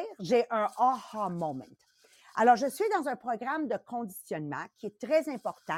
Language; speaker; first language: French; native; French